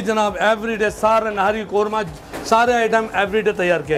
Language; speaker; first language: Hindi; native; Hindi